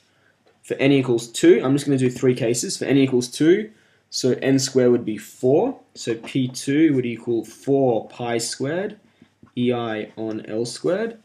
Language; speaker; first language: English; native; English